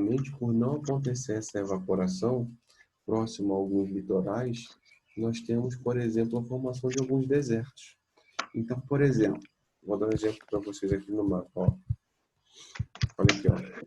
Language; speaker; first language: Portuguese; native; Portuguese